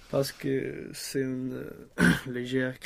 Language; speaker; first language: French; non-native, learner; Swedish